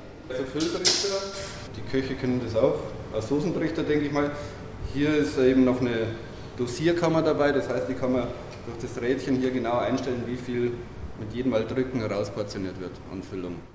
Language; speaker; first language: German; native; German